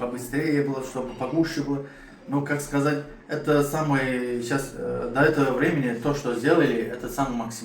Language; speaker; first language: Russian; non-native, learner; Tajik